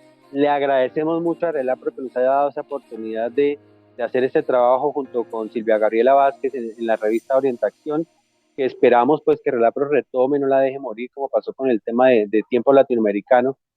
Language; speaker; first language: Spanish; native; Spanish